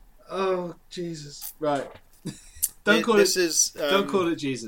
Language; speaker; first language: English; native; English